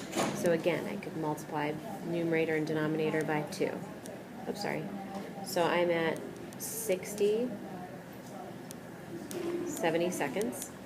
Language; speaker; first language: English; native; English